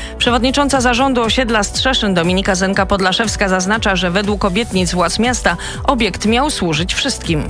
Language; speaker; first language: Polish; native; Polish